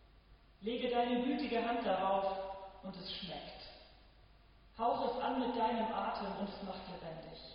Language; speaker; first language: German; native; German